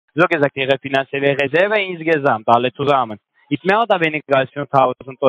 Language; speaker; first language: German; non-native, learner; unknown